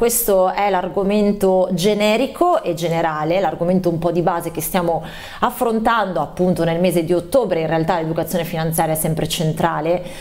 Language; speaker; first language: Italian; native; Italian